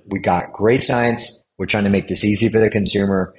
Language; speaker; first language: English; native; English